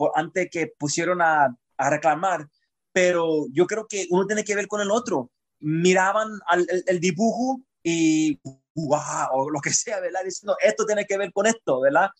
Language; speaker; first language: Spanish; early bilingual, heritage; Spanish